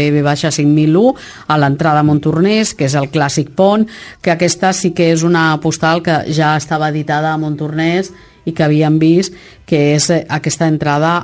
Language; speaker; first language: Catalan; native; Catalan